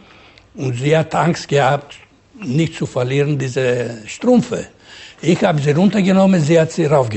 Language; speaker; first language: German; non-native, learner; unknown